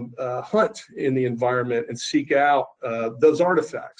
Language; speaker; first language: English; native; English